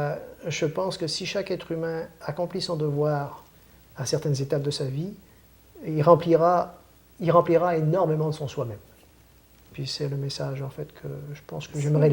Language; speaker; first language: French; native; French